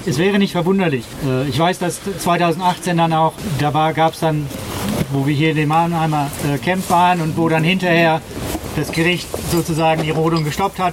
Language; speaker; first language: German; native; German